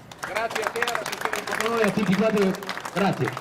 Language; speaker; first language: Italian; native; Italian